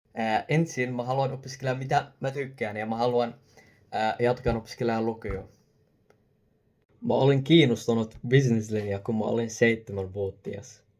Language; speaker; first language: Finnish; non-native, learner; Arabic